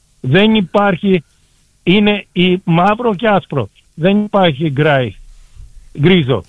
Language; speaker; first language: Greek; early bilingual, heritage; Greek